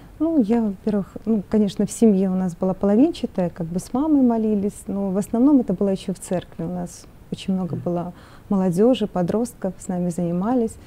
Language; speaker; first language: Russian; native; Russian